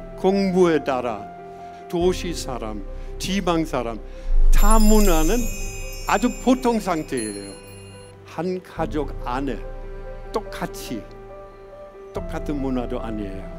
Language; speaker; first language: Korean; non-native, fluent; German